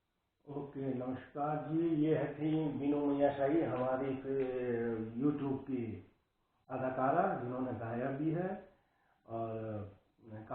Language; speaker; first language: Hindi; native; Hindi